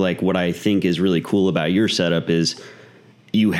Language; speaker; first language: English; native; English